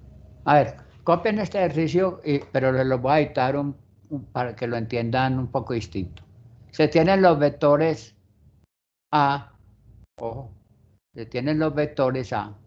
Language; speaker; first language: Spanish; native; Spanish